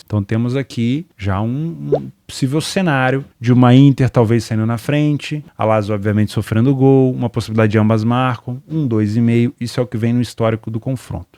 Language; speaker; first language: Portuguese; native; Portuguese